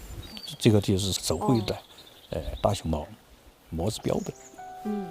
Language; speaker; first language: Chinese; native; Chinese